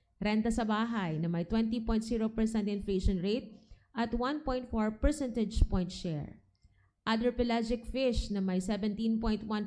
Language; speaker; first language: Filipino; non-native, local second language; Bikol